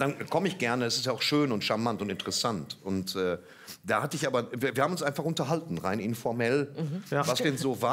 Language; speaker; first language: German; native; German